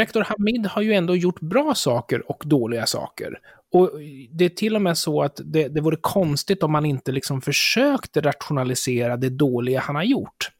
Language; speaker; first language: Swedish; native; Swedish